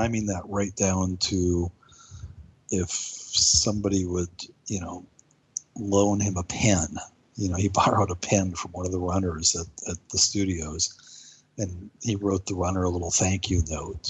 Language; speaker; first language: English; native; English